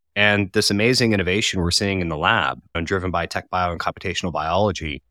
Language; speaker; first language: English; native; English